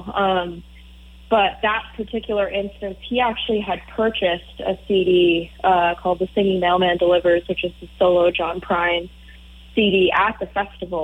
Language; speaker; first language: English; native; English